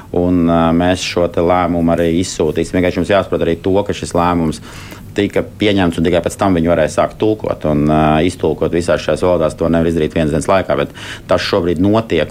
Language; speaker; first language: Latvian; native; Latvian